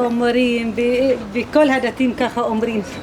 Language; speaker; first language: Hebrew; non-native, local second language; Arabic